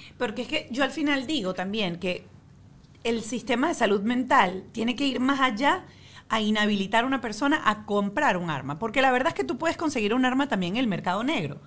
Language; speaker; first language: Spanish; native; Spanish